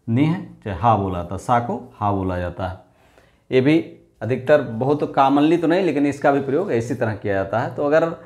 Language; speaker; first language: Hindi; native; Hindi